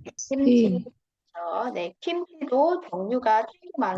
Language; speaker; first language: Korean; non-native, fluent; Indonesian